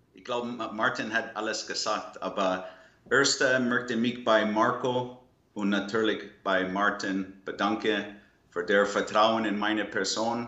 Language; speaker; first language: German; non-native, learner; English